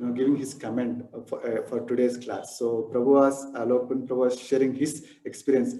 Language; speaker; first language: English; non-native, local second language; Kannada